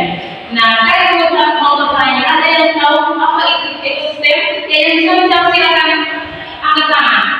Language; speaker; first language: Indonesian; native; Indonesian